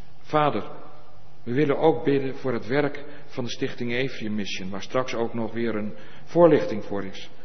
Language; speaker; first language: Dutch; native; Dutch